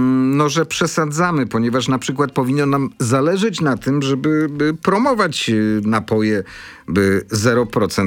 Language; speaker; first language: Polish; native; Polish